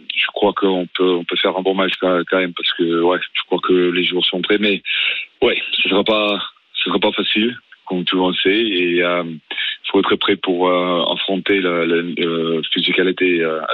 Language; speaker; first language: French; non-native, fluent; Afrikaans